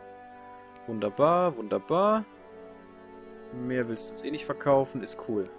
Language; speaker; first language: German; native; German